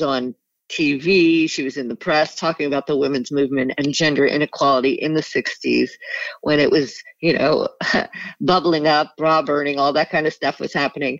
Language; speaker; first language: English; native; English